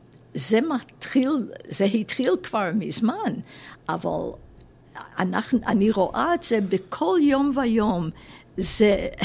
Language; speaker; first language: Hebrew; non-native, fluent; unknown